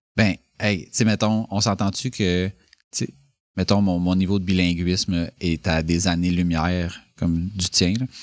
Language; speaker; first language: French; native; French